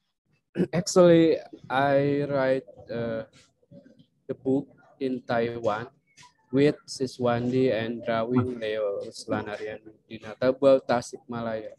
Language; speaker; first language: English; non-native, learner; Indonesian